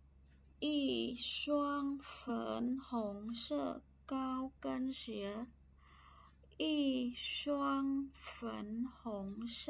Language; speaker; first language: Chinese; non-native, fluent; Khmer